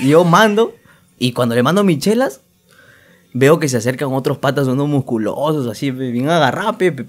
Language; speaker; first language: Spanish; native; Spanish